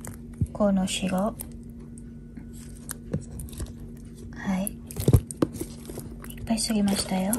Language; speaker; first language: Japanese; non-native, learner; Filipino